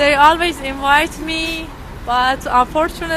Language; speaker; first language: English; non-native, learner; Persian